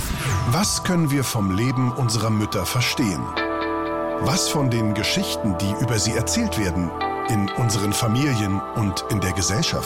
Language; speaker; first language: German; native; German